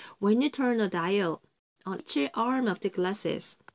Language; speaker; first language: English; non-native, fluent; Korean